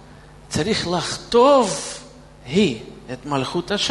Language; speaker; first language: Hebrew; non-native, fluent; Russian